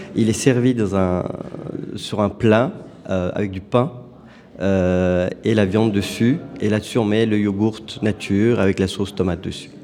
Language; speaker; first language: French; non-native, fluent; Turkish